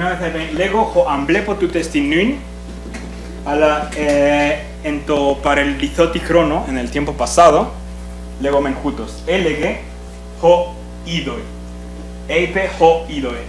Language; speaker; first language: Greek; non-native, fluent; Spanish